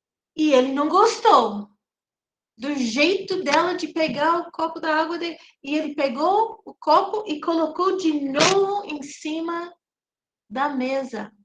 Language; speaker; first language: Portuguese; non-native, fluent; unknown